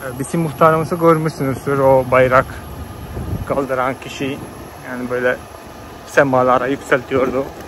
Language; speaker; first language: Turkish; non-native, fluent; Malayalam